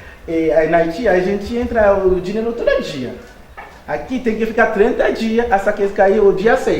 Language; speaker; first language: Portuguese; non-native, learner; Haitian Creole